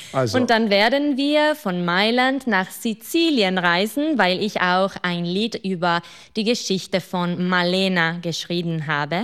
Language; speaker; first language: German; non-native, fluent; Italian